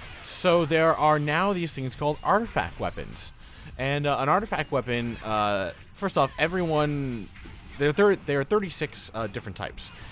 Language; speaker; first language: English; native; English